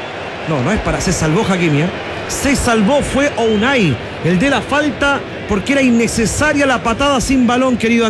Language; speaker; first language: Spanish; native; Spanish